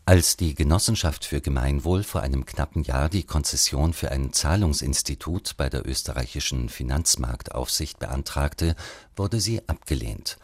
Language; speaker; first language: German; native; German